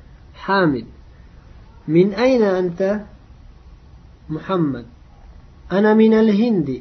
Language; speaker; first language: Arabic; non-native, fluent; Uzbek